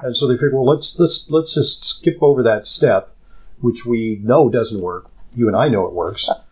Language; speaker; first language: English; native; English